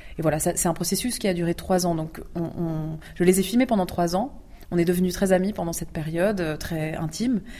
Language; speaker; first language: French; early bilingual, other home language; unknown